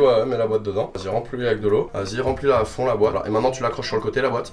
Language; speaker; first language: French; native; French